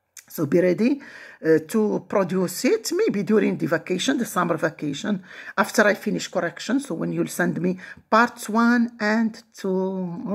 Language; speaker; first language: English; non-native, fluent; Arabic